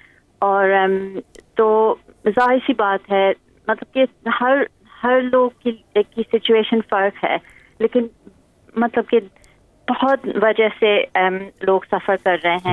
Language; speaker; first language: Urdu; early bilingual, heritage; English